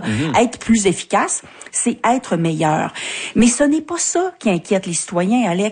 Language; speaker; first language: French; native; French